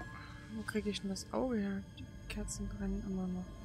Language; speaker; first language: German; native; German